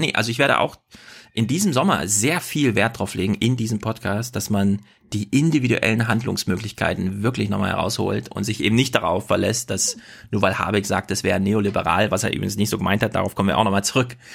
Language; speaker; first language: German; native; German